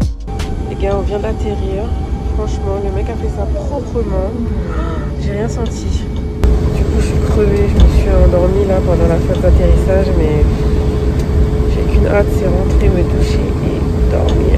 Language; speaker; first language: French; native; French